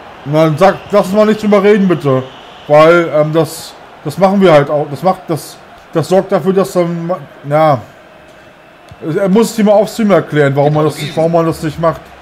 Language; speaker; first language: German; native; German